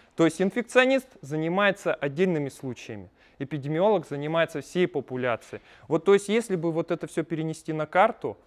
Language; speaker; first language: Russian; native; Russian